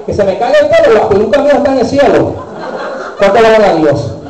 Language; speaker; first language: Spanish; early bilingual, heritage; Spanish